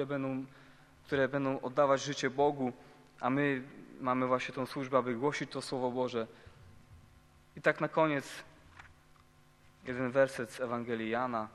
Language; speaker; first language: Polish; native; Polish